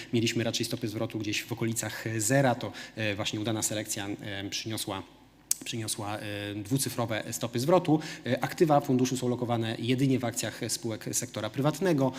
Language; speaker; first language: Polish; native; Polish